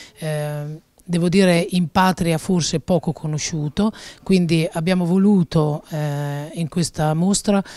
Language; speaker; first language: Italian; native; Italian